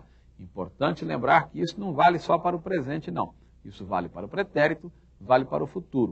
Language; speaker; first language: Portuguese; native; Portuguese